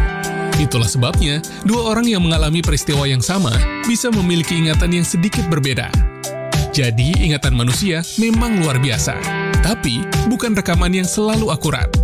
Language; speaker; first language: Indonesian; native; Indonesian